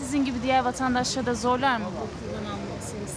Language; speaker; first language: Turkish; native; Turkish